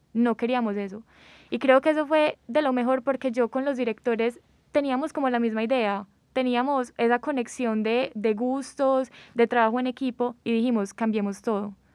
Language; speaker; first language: Spanish; native; Spanish